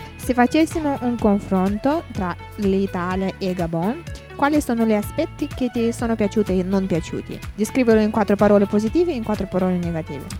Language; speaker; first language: Italian; native; Italian